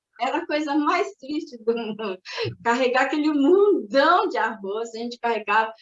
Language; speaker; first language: Portuguese; early bilingual, other home language; Japanese